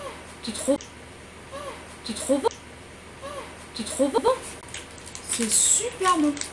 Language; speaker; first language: French; native; French